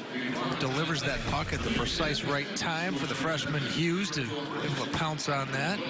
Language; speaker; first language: English; native; English